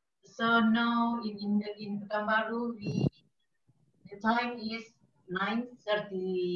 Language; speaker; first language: English; non-native, learner; Indonesian